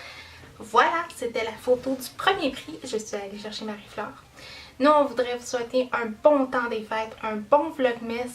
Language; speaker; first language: French; native; French